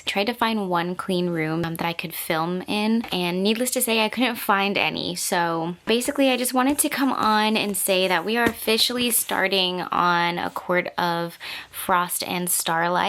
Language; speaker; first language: English; native; English